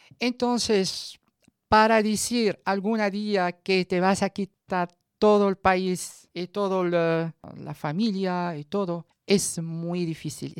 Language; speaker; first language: Spanish; non-native, learner; Arabic